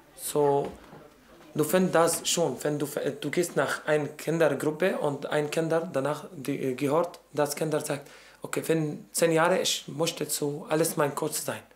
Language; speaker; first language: German; non-native, learner; Arabic